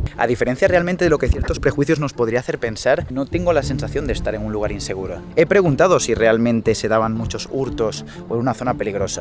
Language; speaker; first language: Spanish; native; Spanish